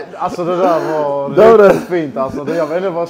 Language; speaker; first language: Swedish; native; Swedish